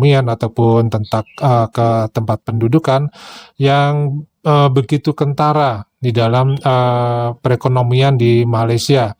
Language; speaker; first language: Indonesian; native; Indonesian